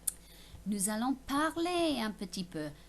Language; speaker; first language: French; non-native, fluent; English